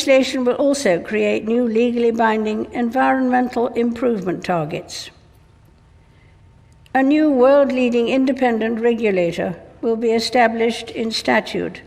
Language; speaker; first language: English; native; English